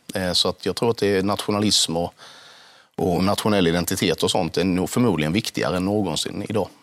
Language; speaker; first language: Swedish; native; Swedish